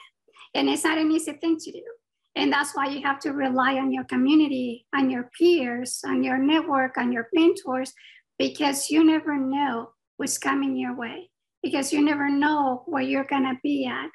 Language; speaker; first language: English; non-native, fluent; Spanish